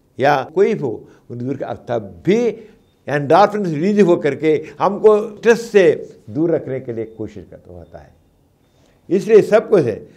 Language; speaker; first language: Hindi; non-native, local second language; Telugu